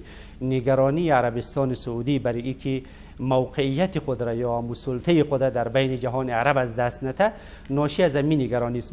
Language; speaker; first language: Persian; native; Persian